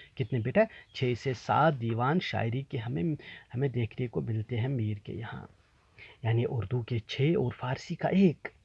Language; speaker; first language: Urdu; non-native, local second language; Kashmiri